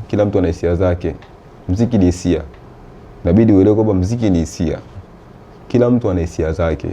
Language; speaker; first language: Swahili; native; Swahili